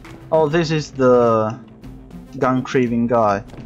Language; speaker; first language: English; non-native, fluent; Italian